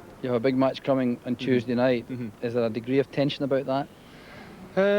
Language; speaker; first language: English; native; English